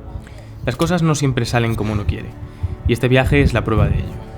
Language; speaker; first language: Spanish; native; Spanish